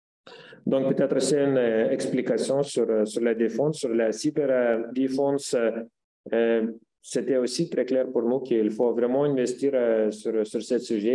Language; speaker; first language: French; non-native, fluent; Lithuanian